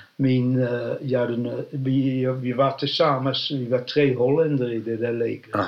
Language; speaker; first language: Swedish; non-native, learner; Dutch